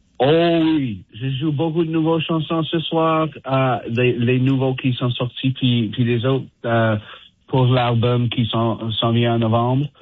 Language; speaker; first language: French; non-native, fluent; English